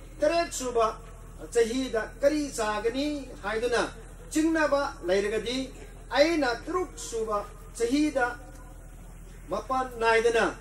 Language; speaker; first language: Manipuri; non-native, local second language; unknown